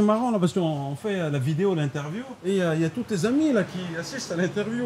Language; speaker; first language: French; native; French